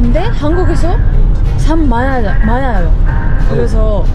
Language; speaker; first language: Korean; non-native, learner; Spanish